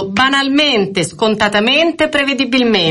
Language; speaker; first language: Italian; native; Italian